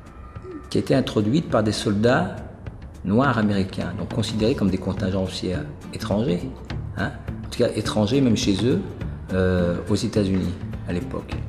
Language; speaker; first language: French; native; French